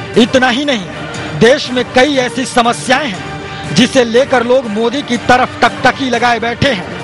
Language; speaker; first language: Hindi; native; Hindi